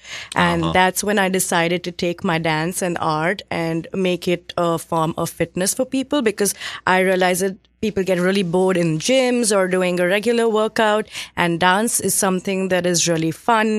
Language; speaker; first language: English; non-native, local second language; Hindi